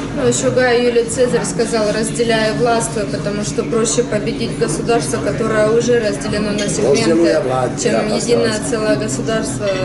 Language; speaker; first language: Russian; native; Russian